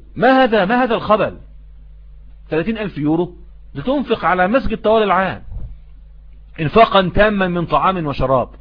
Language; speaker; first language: Arabic; native; Arabic